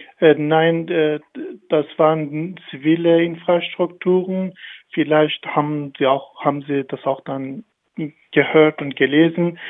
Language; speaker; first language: German; non-native, fluent; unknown